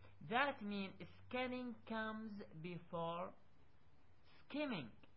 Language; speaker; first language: English; non-native, fluent; Arabic